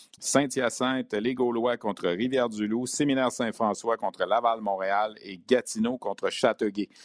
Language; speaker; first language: French; native; French